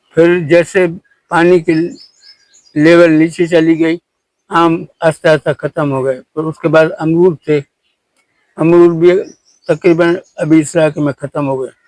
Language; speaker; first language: Urdu; non-native, local second language; Sindhi